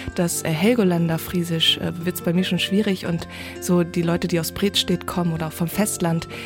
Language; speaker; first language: German; non-native, local second language; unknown